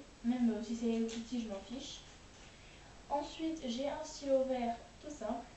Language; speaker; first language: French; native; French